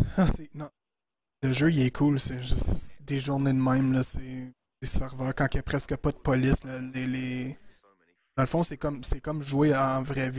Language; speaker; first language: French; native; French